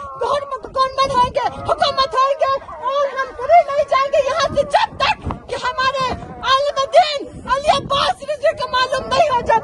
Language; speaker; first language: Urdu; non-native, local second language; Balti